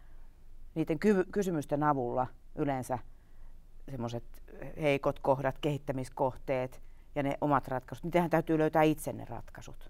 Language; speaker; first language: Finnish; native; Finnish